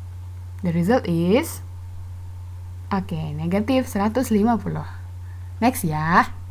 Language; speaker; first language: English; non-native, learner; Indonesian